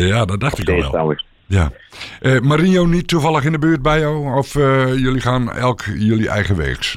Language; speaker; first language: Dutch; native; Dutch